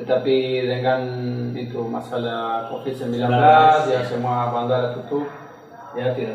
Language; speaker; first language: Indonesian; non-native, fluent; Spanish